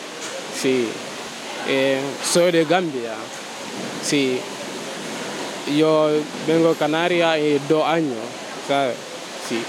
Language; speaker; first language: Spanish; non-native, learner; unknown